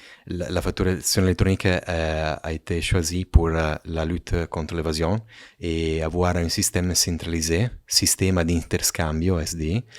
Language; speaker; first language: French; non-native, fluent; Italian